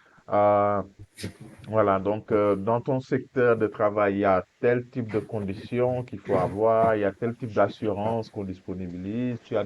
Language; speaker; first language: French; non-native, fluent; Portuguese